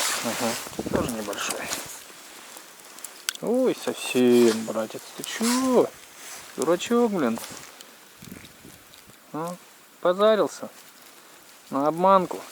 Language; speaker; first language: Russian; native; Russian